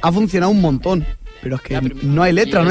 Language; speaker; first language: Spanish; native; Spanish